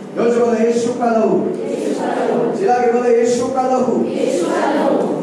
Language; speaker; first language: Hindi; non-native, local second language; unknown